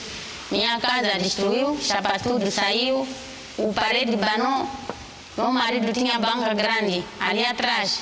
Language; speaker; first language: Portuguese; non-native, local second language; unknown